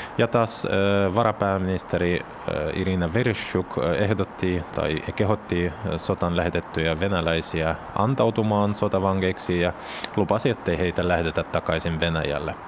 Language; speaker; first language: Finnish; non-native, fluent; Russian